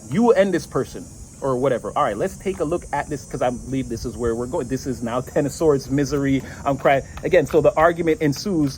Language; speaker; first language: English; native; English